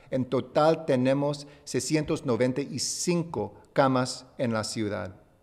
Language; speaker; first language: Spanish; non-native, fluent; English